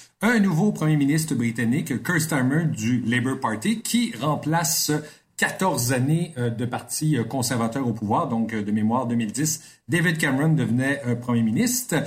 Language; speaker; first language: French; native; French